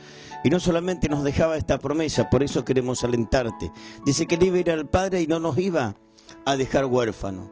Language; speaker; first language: Spanish; native; Spanish